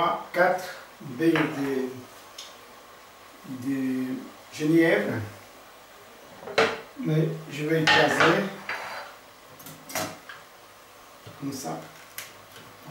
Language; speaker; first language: French; non-native, learner; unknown